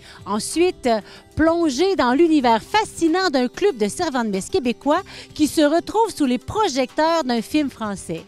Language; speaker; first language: French; native; French